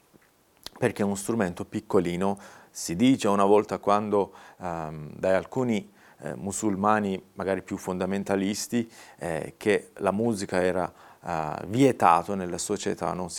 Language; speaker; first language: Italian; non-native, fluent; Persian